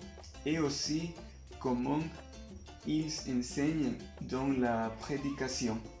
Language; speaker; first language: French; non-native, learner; Spanish